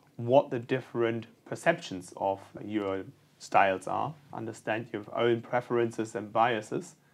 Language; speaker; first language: English; non-native, fluent; German